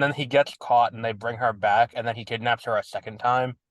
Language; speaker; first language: English; native; English